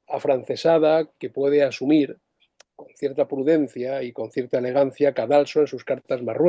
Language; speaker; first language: Spanish; native; Spanish